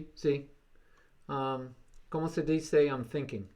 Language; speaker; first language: Spanish; non-native, learner; English